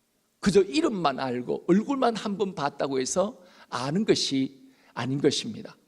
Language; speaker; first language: Korean; native; Korean